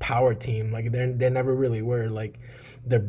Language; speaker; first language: English; early bilingual, other home language; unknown